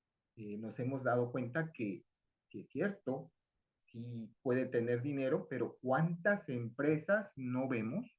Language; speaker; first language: Spanish; native; Spanish